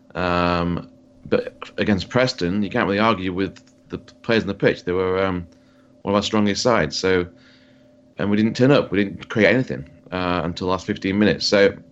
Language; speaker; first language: English; native; English